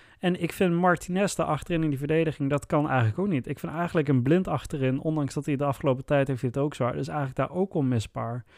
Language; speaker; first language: Dutch; native; Dutch